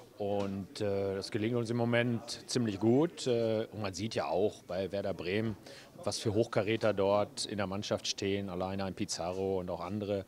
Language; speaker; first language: German; native; German